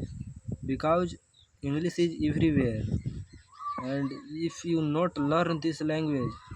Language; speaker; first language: English; non-native, learner; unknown